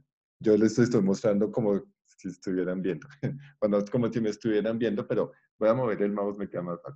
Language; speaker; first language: Spanish; native; Spanish